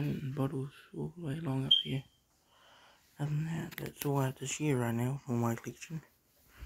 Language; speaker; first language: English; native; English